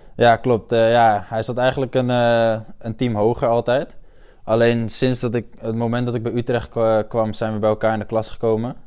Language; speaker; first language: Dutch; native; Dutch